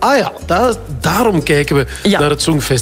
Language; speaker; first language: Dutch; native; Dutch